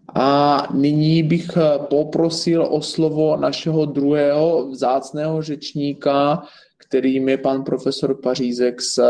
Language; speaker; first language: Czech; native; Czech